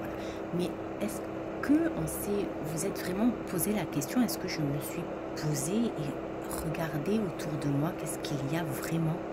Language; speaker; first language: French; native; French